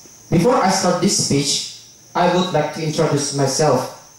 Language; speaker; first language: English; non-native, learner; Indonesian